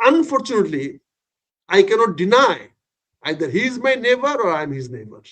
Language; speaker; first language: English; non-native, local second language; Bangla